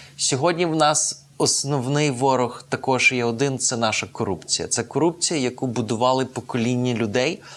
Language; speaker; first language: Ukrainian; native; Ukrainian